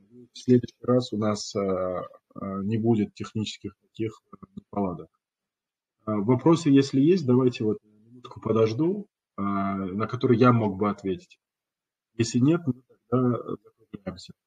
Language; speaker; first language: Russian; non-native, local second language; Kumyk